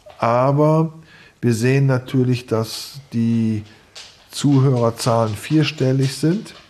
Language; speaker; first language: German; native; German